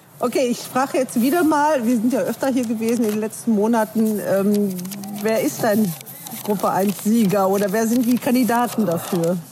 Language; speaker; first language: German; native; German